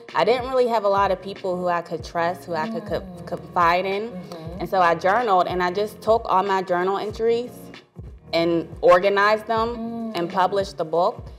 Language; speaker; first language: English; native; English